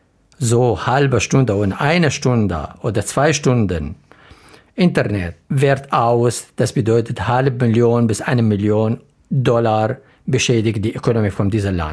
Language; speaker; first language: German; non-native, learner; Arabic